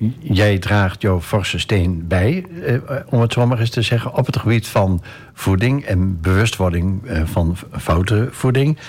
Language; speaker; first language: Dutch; native; Dutch